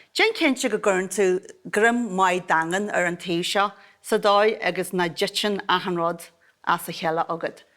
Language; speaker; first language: Irish; native; Irish